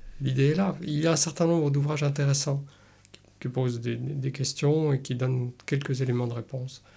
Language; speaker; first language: French; native; French